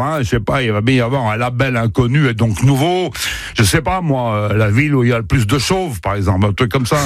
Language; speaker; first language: French; native; French